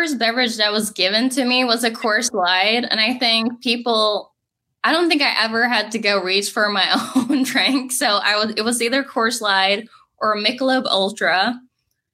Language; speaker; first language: English; non-native, fluent; Norwegian